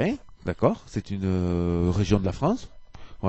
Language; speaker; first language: French; native; French